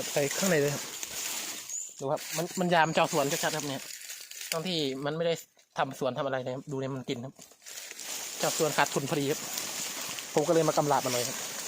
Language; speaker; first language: Thai; non-native, local second language; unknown